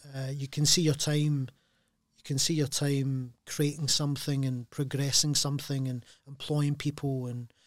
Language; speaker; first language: English; native; English